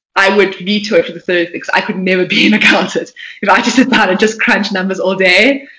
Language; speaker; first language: English; native; English